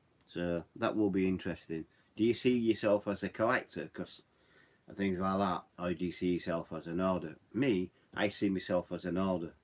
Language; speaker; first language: English; native; English